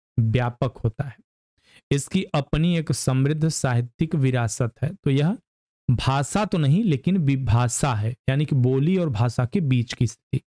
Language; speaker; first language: Hindi; native; Hindi